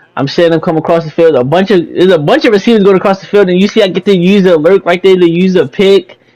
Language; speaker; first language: English; native; English